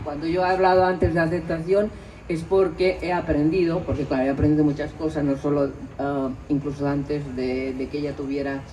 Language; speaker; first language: Spanish; non-native, local second language; Catalan